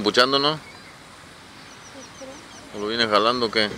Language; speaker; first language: Spanish; native; Spanish